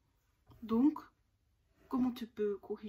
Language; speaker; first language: French; non-native, learner; Korean